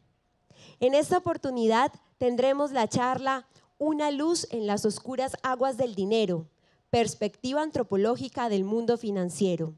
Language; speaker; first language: Spanish; native; Spanish